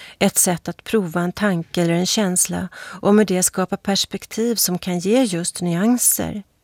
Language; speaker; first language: Swedish; native; Swedish